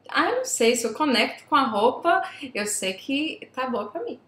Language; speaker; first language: Portuguese; native; Portuguese